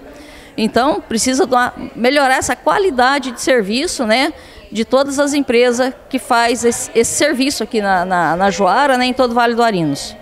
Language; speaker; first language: Portuguese; native; Portuguese